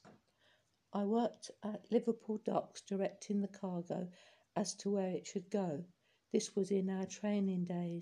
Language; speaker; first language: English; native; English